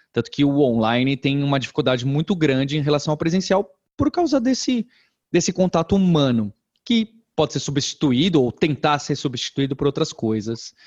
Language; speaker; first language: Portuguese; native; Portuguese